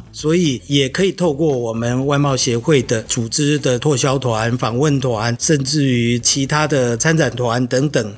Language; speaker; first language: Chinese; native; Chinese